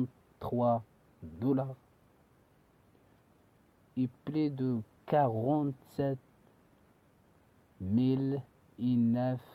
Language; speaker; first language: French; non-native, learner; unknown